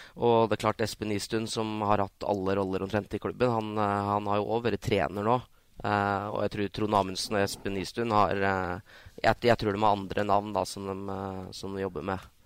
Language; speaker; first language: Norwegian; native; Norwegian